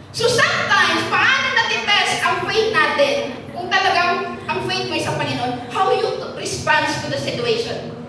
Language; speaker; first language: Filipino; non-native, local second language; Hiligaynon